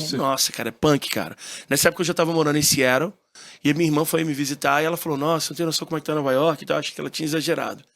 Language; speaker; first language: Portuguese; early bilingual, heritage; Portuguese